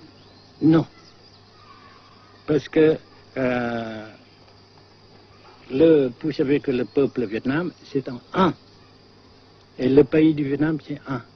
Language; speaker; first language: French; non-native, fluent; Vietnamese